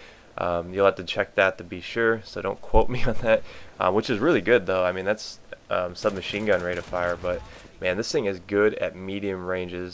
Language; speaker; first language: English; native; English